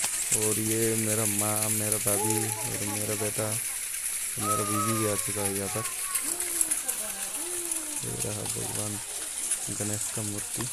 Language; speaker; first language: Hindi; non-native, local second language; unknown